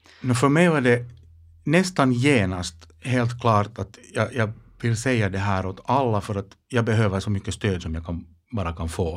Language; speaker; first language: Swedish; non-native, local second language; Finnish